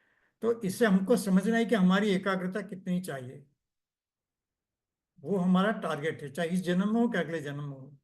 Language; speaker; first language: Hindi; native; Hindi